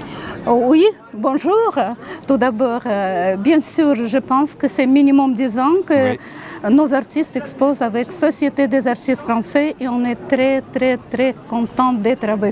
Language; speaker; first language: French; non-native, fluent; Russian